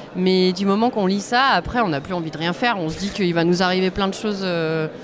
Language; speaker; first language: French; native; French